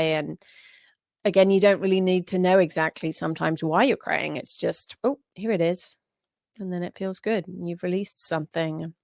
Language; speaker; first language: English; native; English